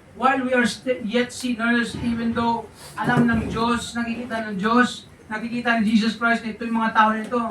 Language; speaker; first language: Filipino; non-native, local second language; Hiligaynon